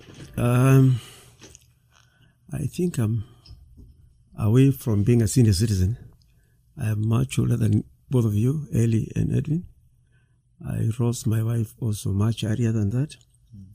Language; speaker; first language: English; non-native, local second language; Kikuyu